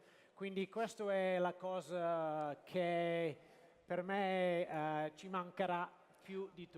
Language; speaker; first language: Italian; non-native, fluent; English